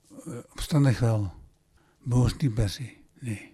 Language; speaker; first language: Dutch; early bilingual, other home language; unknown